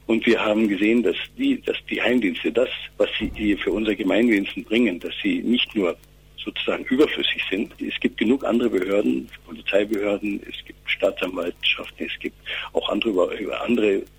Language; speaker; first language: German; native; German